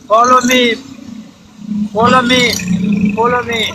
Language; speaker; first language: English; non-native, learner; Urdu